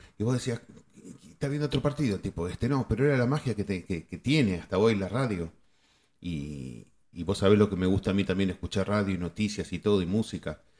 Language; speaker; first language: Spanish; native; Spanish